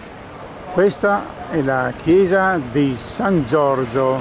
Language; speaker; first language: Italian; native; Italian